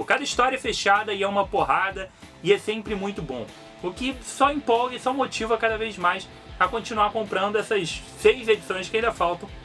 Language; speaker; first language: Portuguese; native; Portuguese